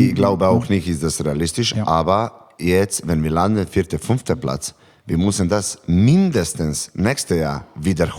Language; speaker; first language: German; non-native, learner; Serbian